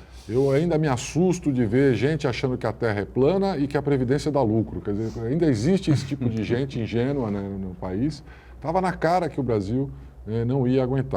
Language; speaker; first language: Portuguese; native; Portuguese